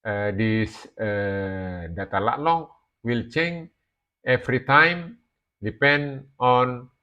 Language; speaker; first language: English; non-native, learner; Indonesian